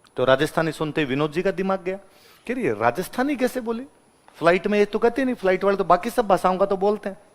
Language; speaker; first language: Hindi; native; Hindi